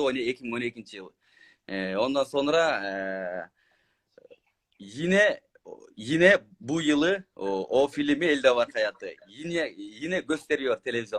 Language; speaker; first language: Turkish; non-native, learner; Kyrgyz